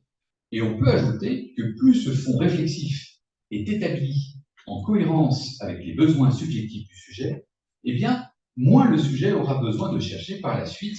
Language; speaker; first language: French; native; French